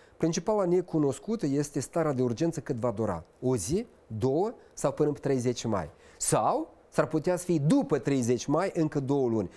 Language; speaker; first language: Romanian; native; Romanian